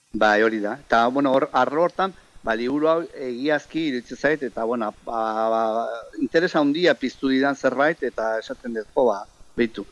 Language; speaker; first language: Basque; native; Basque